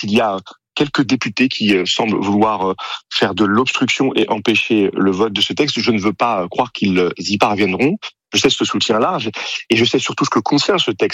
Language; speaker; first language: French; native; French